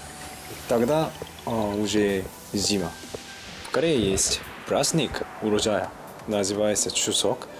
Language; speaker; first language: Russian; non-native, learner; Korean